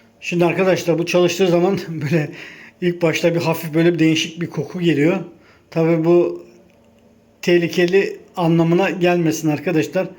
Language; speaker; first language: Turkish; native; Turkish